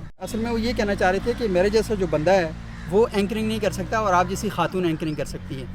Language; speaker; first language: Urdu; non-native, local second language; Northern Hindko